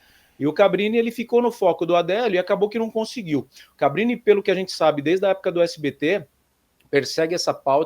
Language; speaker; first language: Portuguese; native; Portuguese